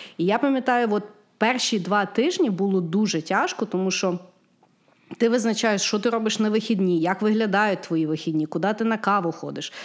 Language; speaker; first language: Ukrainian; native; Ukrainian